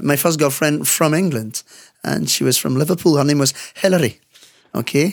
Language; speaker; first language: English; non-native, fluent; French